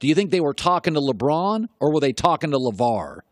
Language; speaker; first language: English; native; English